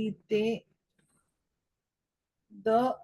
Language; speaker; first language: French; non-native, fluent; Telugu